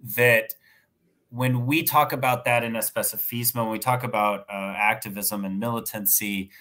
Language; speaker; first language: English; native; English